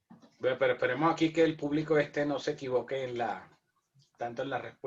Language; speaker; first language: Spanish; native; Spanish